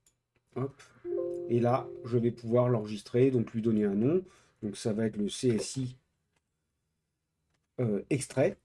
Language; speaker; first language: French; native; French